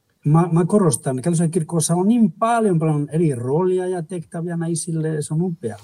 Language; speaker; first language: Finnish; non-native, fluent; Spanish